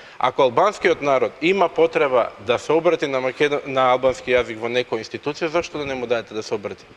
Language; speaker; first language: Macedonian; native; Macedonian